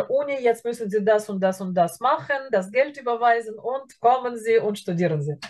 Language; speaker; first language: German; non-native, fluent; Russian